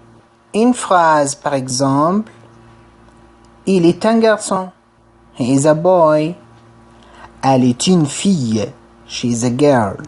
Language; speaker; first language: French; non-native, fluent; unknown